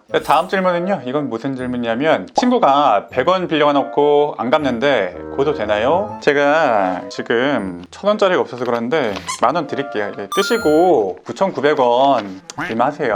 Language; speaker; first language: Korean; native; Korean